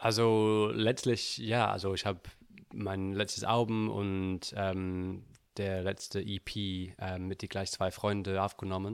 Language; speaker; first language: German; non-native, learner; English